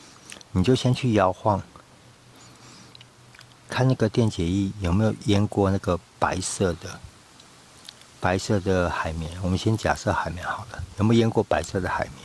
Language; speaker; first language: Chinese; native; Chinese